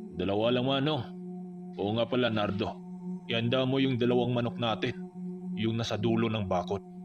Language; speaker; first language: Filipino; non-native, local second language; Cebuano